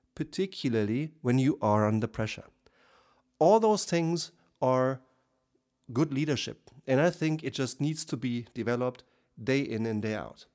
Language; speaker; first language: English; non-native, fluent; German